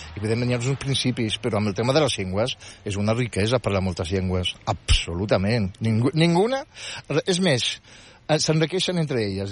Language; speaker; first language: Catalan; non-native, fluent; Riffian